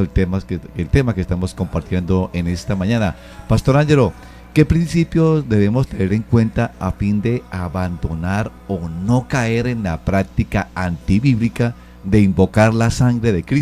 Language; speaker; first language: Spanish; native; Spanish